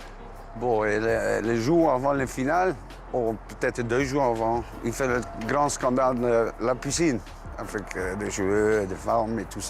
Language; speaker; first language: French; non-native, fluent; Dutch